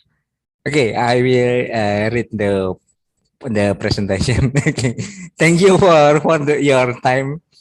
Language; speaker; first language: English; non-native, learner; Indonesian